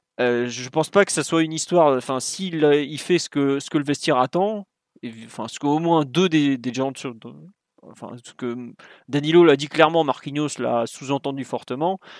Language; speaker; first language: French; native; French